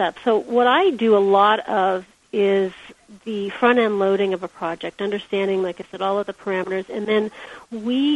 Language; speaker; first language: English; native; English